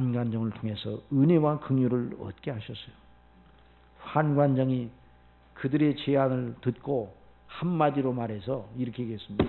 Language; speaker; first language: Korean; native; Korean